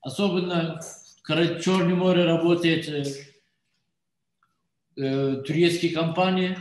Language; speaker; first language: Russian; non-native, learner; Turkish